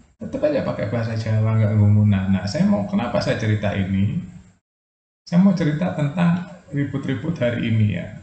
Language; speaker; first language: Indonesian; non-native, local second language; Javanese